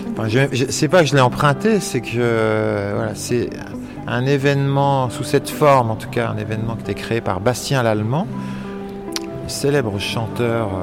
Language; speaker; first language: French; native; French